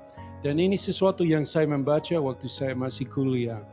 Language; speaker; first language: Indonesian; non-native, learner; English